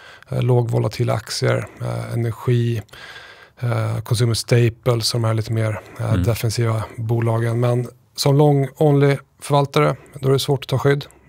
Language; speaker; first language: Swedish; native; Swedish